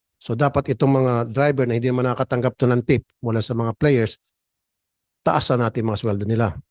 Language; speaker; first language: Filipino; native; Filipino